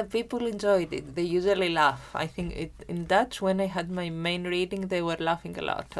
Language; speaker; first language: English; non-native, fluent; Greek